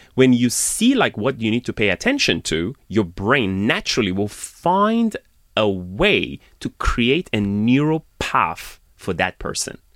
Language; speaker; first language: English; non-native, fluent; Persian